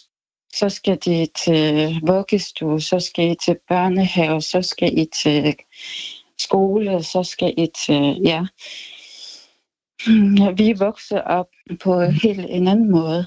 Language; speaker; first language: Danish; non-native, local second language; Kalaallisut